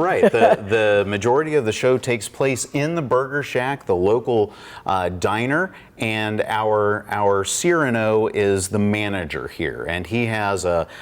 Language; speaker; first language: English; native; English